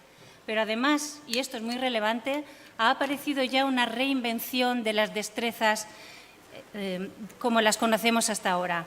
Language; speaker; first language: Spanish; native; Spanish